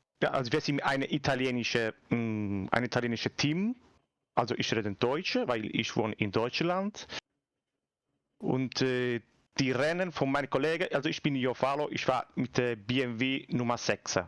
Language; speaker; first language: German; non-native, learner; Italian